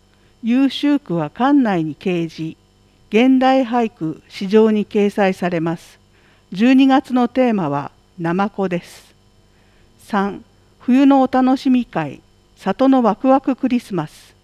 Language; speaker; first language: Japanese; native; Japanese